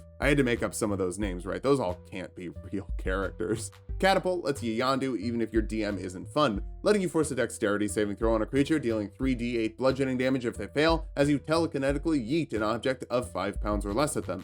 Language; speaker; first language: English; native; English